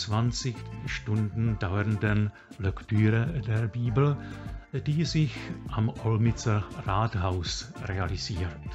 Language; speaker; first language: German; non-native, fluent; Czech